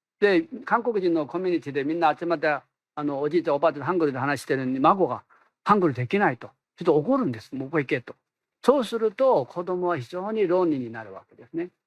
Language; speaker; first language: Japanese; non-native, fluent; Korean